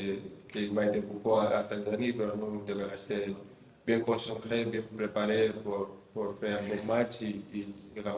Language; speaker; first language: French; non-native, fluent; Spanish